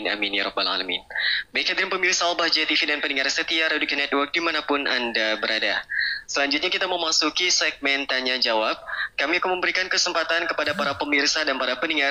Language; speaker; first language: Indonesian; native; Indonesian